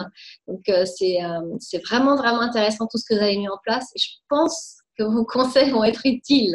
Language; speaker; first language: French; native; French